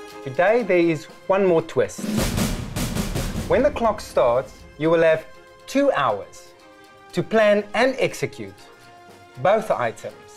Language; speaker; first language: English; non-native, local second language; Afrikaans